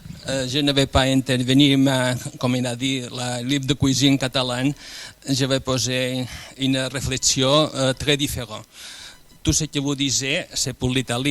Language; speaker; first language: French; non-native, fluent; Spanish